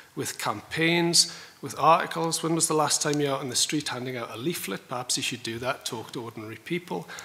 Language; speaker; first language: English; native; English